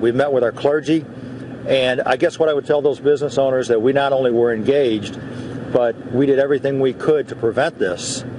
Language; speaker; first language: English; native; English